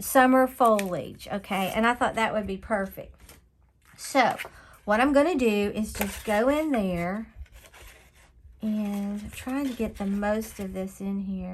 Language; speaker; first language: English; native; English